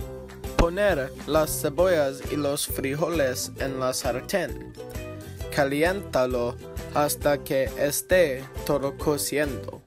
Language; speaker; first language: Spanish; non-native, learner; English